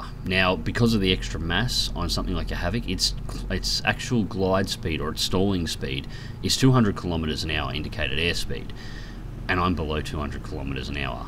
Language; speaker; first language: English; native; English